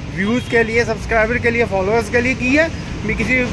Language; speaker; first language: Hindi; native; Hindi